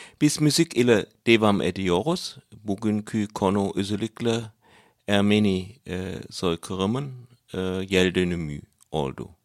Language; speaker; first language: Turkish; non-native, learner; German